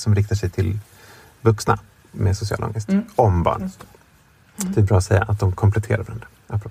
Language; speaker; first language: Swedish; native; Swedish